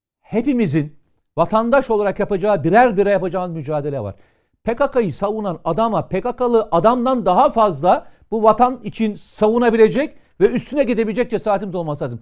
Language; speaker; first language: Turkish; native; Turkish